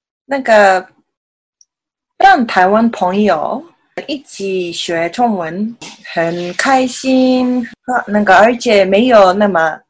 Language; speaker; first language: Chinese; non-native, learner; Japanese